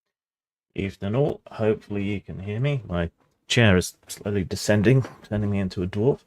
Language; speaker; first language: English; native; English